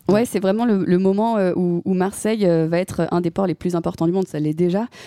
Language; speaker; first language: French; native; French